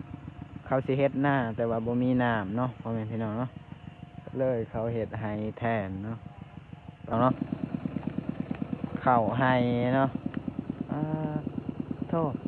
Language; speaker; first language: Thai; non-native, local second language; Northeastern Thai